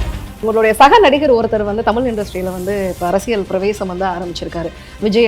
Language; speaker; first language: Tamil; native; Tamil